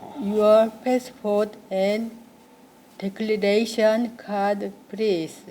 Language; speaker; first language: English; non-native, learner; Korean